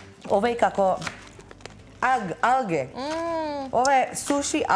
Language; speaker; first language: Macedonian; non-native, learner; Filipino